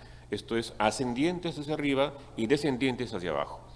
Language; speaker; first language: Spanish; native; Spanish